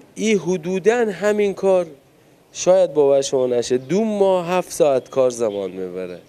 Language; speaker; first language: Persian; native; Persian